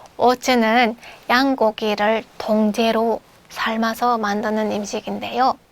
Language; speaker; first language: Korean; non-native, fluent; Mongolian